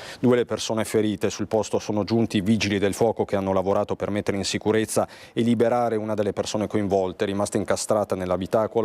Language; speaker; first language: Italian; native; Italian